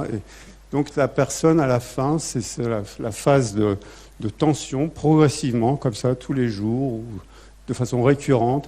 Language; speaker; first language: French; native; French